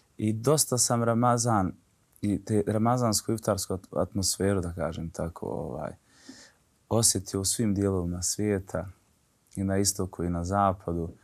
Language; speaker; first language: Bosnian; native; Bosnian